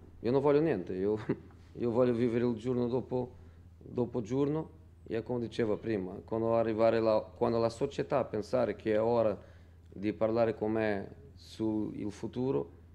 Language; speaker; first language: Italian; non-native, fluent; Portuguese